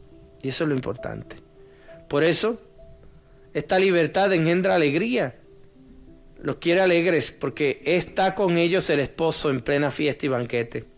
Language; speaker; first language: Spanish; native; Spanish